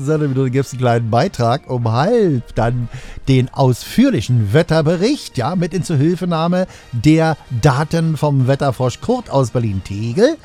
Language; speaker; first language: German; native; German